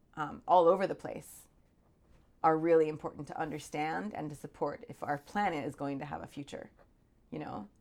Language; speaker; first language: English; native; English